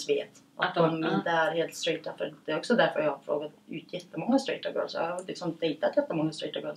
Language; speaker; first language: Swedish; early bilingual, other home language; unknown